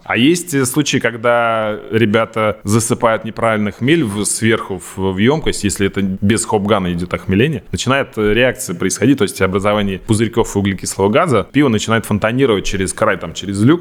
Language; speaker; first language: Russian; native; Russian